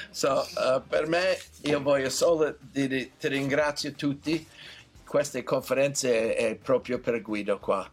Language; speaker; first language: Italian; non-native, learner; English